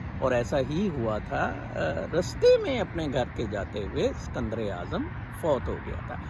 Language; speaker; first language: Urdu; non-native, local second language; Punjabi